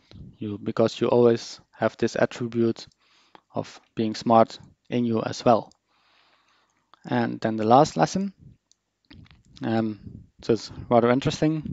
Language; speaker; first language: English; non-native, fluent; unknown